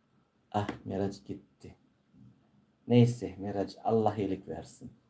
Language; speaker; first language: Turkish; non-native, learner; Filipino